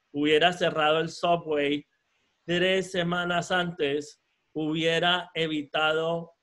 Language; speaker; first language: Spanish; native; Spanish